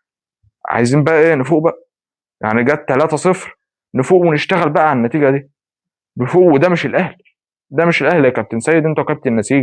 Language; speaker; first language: Arabic; native; Arabic